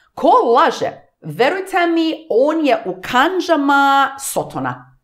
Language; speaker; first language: Serbian; early bilingual, heritage; English